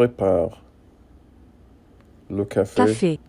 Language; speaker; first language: French; non-native, learner; English